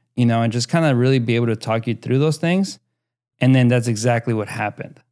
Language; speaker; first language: English; early bilingual, other home language; Spanish